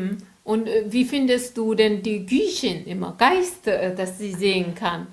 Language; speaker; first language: German; non-native, learner; Korean